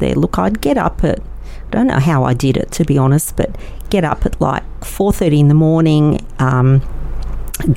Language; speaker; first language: English; non-native, local second language; Yiddish